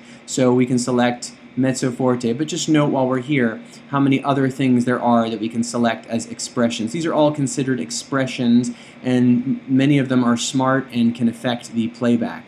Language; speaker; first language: English; native; English